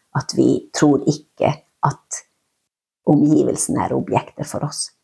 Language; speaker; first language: Norwegian; non-native, local second language; Northern Sami